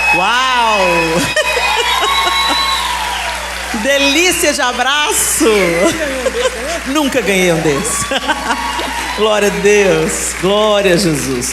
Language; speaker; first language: Portuguese; native; Portuguese